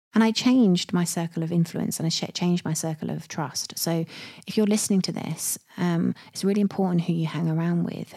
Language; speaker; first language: English; native; English